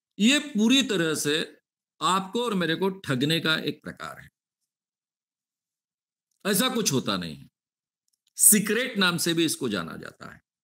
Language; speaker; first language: Hindi; non-native, local second language; Marathi